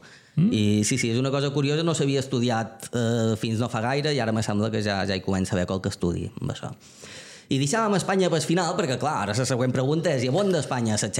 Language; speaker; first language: Catalan; native; Catalan